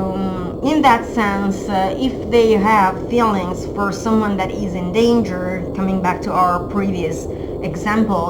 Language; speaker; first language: English; non-native, fluent; Italian